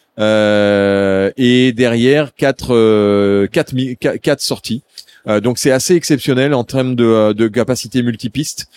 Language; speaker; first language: French; native; French